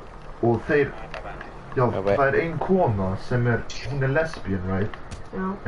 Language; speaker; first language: Icelandic; early bilingual, heritage; Icelandic